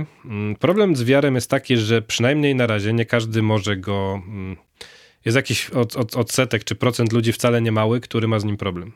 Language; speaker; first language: Polish; native; Polish